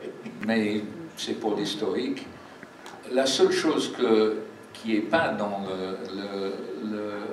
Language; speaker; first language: French; non-native, fluent; English